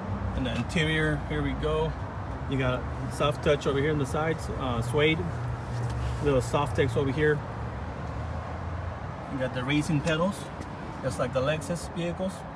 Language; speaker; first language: English; native; English